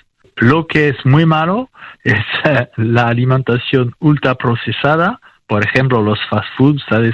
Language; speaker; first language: Spanish; non-native, fluent; French